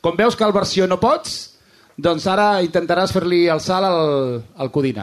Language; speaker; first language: Catalan; non-native, fluent; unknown